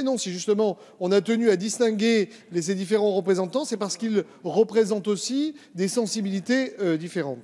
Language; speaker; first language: French; native; French